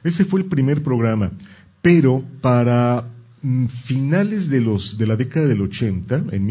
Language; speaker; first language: Spanish; native; Spanish